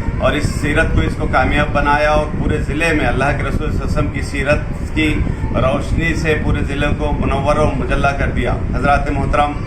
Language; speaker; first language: Urdu; native; Urdu